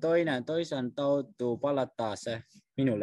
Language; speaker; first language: Finnish; non-native, learner; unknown